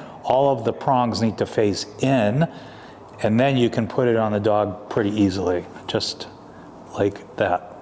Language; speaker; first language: English; native; English